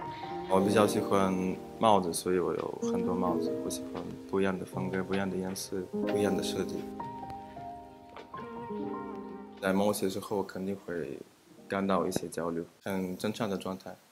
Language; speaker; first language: Chinese; non-native, fluent; Russian